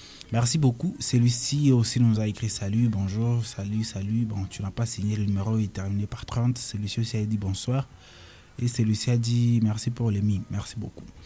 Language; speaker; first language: French; non-native, local second language; Swahili